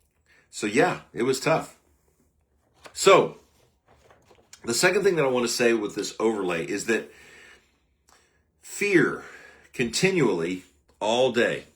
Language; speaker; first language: English; native; English